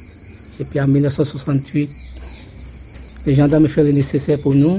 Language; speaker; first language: French; non-native, local second language; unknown